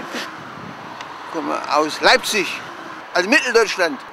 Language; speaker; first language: German; native; German